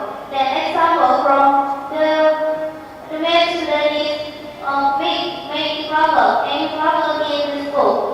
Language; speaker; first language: English; non-native, learner; Indonesian